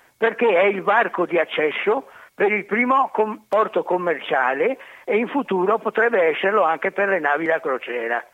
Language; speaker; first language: Italian; native; Italian